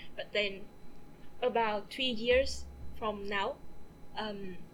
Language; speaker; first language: English; non-native, fluent; Vietnamese